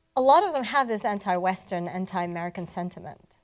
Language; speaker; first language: English; non-native, local second language; Malay